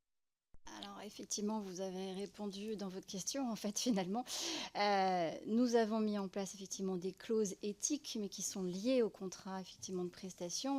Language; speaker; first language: French; native; French